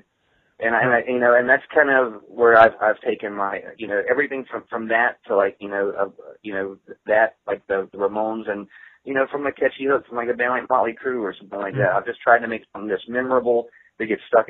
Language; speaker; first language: English; native; English